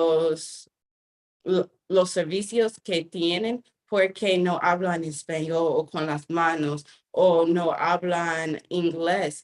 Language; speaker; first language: Spanish; non-native, fluent; English